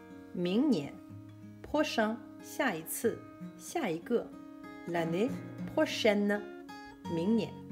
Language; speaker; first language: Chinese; early bilingual, heritage; Chinese